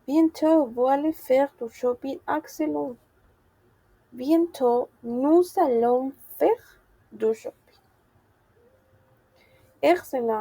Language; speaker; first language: French; non-native, fluent; Spanish